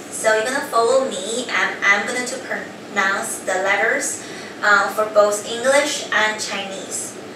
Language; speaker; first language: English; non-native, fluent; Chinese